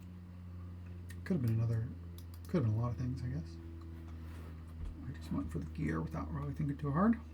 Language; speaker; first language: English; native; English